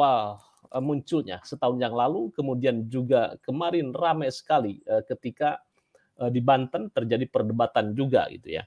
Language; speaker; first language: Indonesian; native; Indonesian